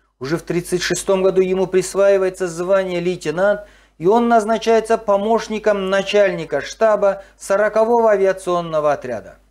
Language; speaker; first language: Russian; non-native, local second language; Kazakh